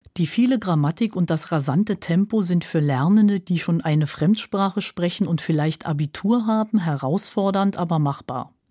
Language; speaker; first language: German; native; German